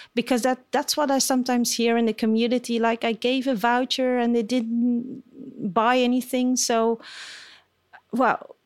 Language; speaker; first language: English; non-native, fluent; Dutch